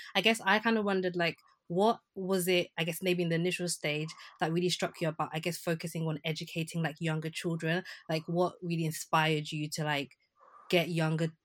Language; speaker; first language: English; early bilingual, other home language; Yoruba